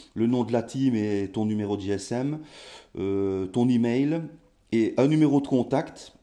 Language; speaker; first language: French; native; French